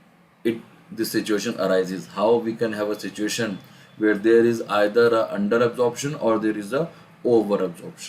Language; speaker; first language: English; non-native, local second language; Hindi